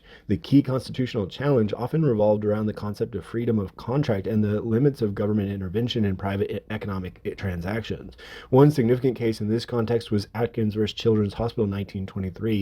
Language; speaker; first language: English; native; English